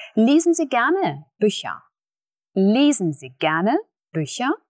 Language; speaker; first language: German; non-native, fluent; Russian